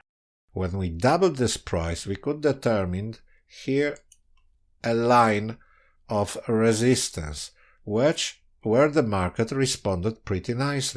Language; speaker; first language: English; non-native, fluent; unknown